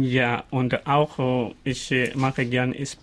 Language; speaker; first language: German; non-native, learner; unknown